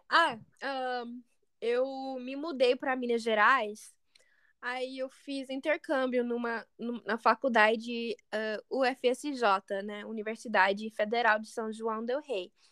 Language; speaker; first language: Portuguese; non-native, fluent; English